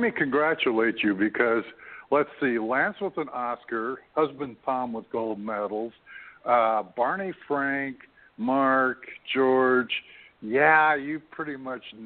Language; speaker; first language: English; native; English